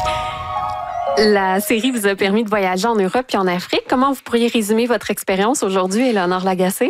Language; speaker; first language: French; native; French